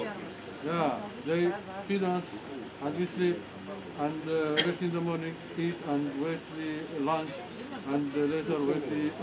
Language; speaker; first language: English; non-native, learner; Arabic